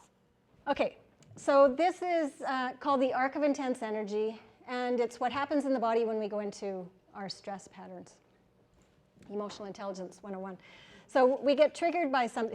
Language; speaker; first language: English; native; English